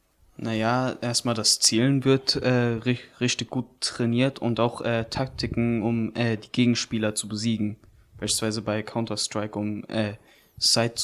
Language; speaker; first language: German; early bilingual, other home language; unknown